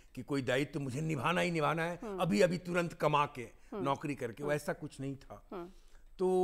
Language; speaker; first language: Hindi; native; Hindi